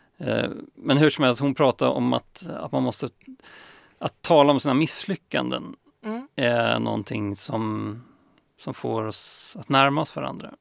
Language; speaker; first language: Swedish; native; Swedish